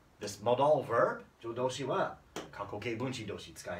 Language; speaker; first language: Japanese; non-native, learner; English